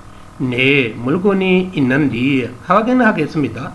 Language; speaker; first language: Korean; non-native, learner; Urdu